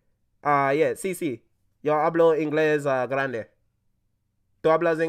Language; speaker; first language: Spanish; non-native, learner; English